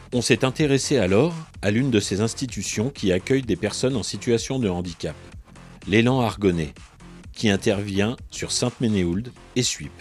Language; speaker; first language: French; native; French